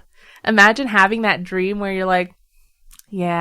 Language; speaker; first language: English; native; English